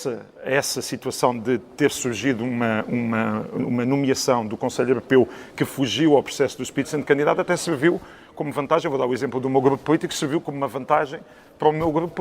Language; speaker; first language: Portuguese; native; Portuguese